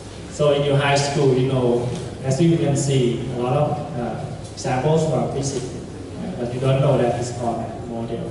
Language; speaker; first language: English; non-native, fluent; Thai